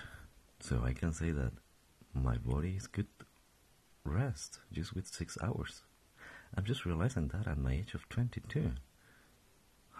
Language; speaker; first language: English; non-native, fluent; Spanish